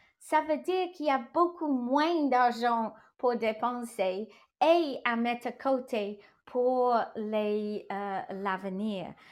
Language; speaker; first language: French; non-native, learner; English